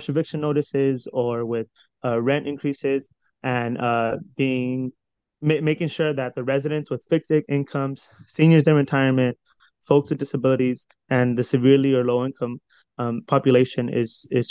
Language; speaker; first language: English; native; English